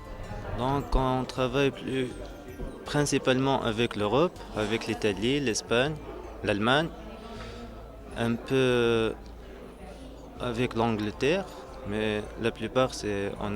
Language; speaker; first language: French; non-native, local second language; Arabic